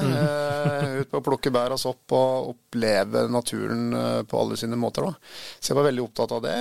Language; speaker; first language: Norwegian; early bilingual, other home language; Swedish